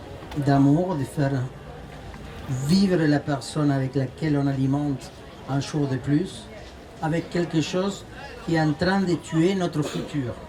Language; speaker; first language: French; non-native, fluent; Spanish